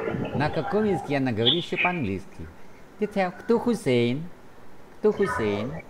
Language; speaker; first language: Russian; non-native, fluent; Vietnamese